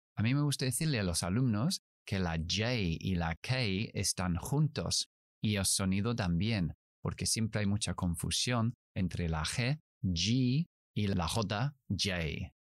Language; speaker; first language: Spanish; non-native, fluent; English